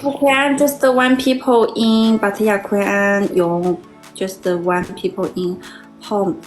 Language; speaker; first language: English; non-native, learner; Thai